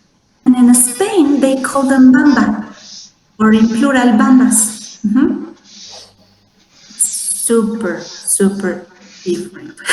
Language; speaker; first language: English; non-native, fluent; Spanish